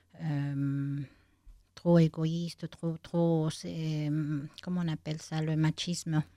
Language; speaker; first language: French; non-native, fluent; Spanish